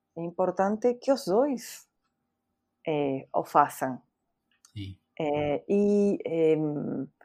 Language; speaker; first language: Portuguese; non-native, fluent; Spanish